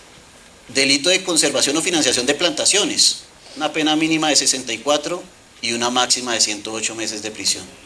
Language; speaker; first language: Spanish; native; Spanish